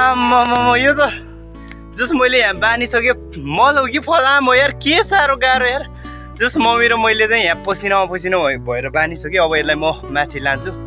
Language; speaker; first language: Nepali; non-native, local second language; Eastern Tamang